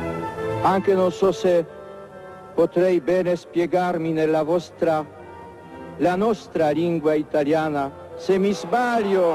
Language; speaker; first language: Italian; non-native, fluent; Polish